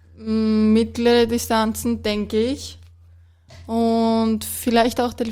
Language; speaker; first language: German; non-native, fluent; Greek